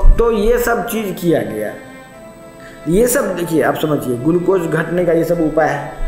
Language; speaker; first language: Hindi; native; Hindi